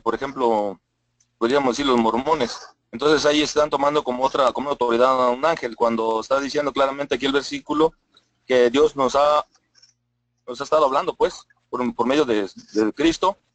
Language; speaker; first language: Spanish; native; Spanish